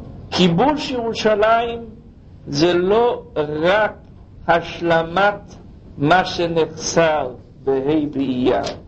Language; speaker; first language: Hebrew; non-native, fluent; English